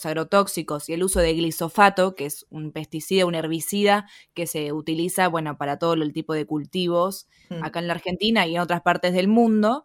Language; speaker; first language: Spanish; native; Spanish